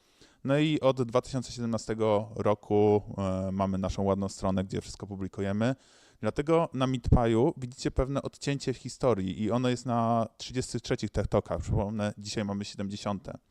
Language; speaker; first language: Polish; native; Polish